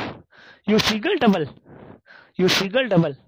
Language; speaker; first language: English; non-native, learner; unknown